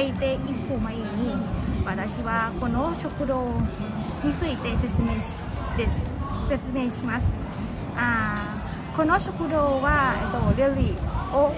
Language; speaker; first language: Japanese; non-native, learner; Thai